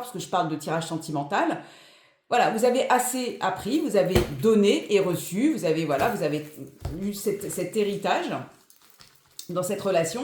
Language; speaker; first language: French; native; French